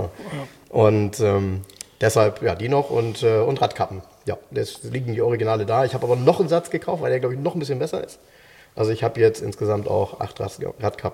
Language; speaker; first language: German; native; German